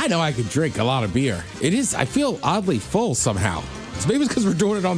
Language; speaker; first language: English; native; English